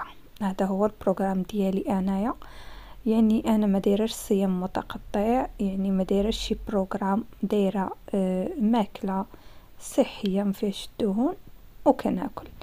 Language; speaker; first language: Arabic; native; Arabic